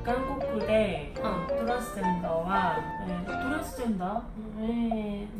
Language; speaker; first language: Japanese; non-native, learner; Korean